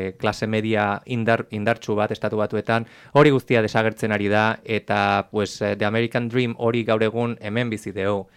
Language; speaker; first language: Basque; native; Basque